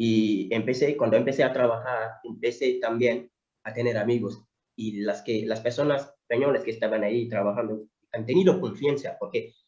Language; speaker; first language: Spanish; non-native, fluent; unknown